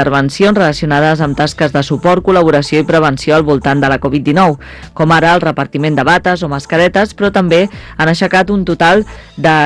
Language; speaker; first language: Catalan; native; Catalan